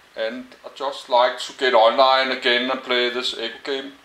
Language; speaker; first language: English; non-native, learner; Danish